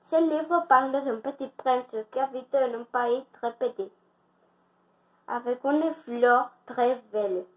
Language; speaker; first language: French; non-native, learner; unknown